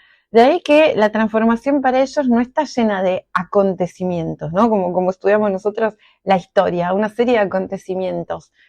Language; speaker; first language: Spanish; native; Spanish